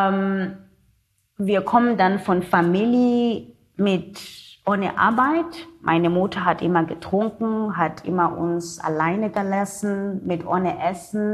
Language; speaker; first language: German; non-native, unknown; Zulu